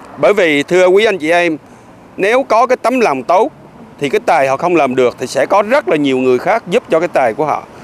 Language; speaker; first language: Vietnamese; native; Vietnamese